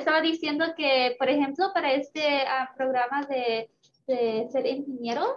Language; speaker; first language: Spanish; early bilingual, heritage; Spanish